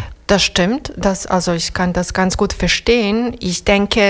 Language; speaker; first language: German; non-native, fluent; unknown